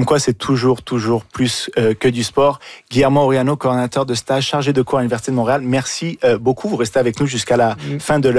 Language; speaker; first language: French; native; French